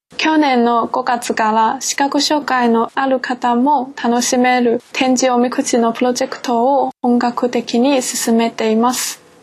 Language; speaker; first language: Japanese; non-native, fluent; Chinese